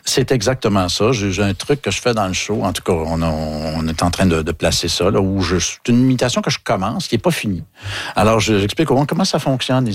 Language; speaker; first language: French; native; French